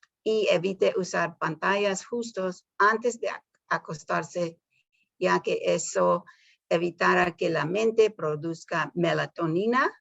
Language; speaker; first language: Spanish; early bilingual, heritage; Spanish